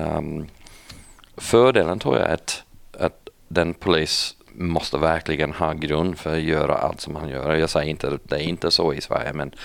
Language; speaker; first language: Swedish; non-native, fluent; English